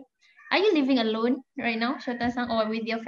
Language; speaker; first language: English; non-native, fluent; Malay